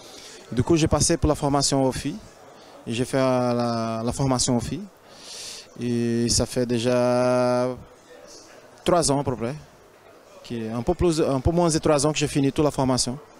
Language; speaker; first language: French; non-native, learner; Portuguese